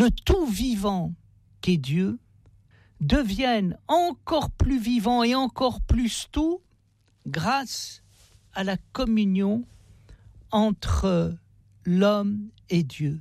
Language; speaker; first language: French; native; French